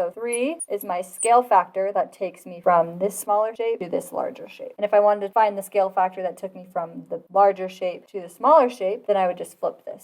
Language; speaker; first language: English; native; English